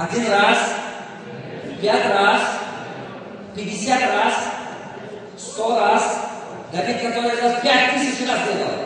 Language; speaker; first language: Russian; non-native, local second language; Tajik